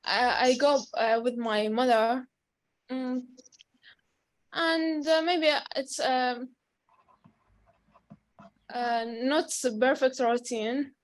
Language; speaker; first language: English; non-native, learner; Arabic